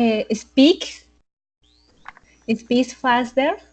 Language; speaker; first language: English; non-native, learner; Spanish